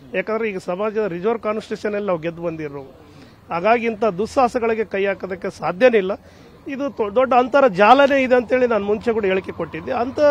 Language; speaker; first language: Kannada; native; Kannada